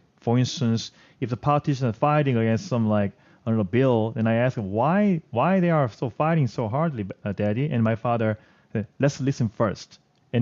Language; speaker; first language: English; non-native, fluent; Korean